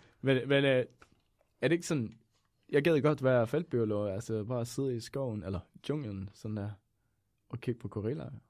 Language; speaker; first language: Danish; non-native, fluent; Swedish